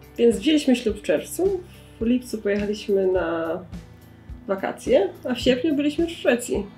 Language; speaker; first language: Polish; native; Polish